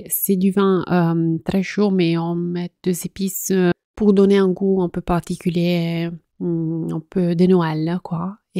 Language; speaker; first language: French; non-native, fluent; Italian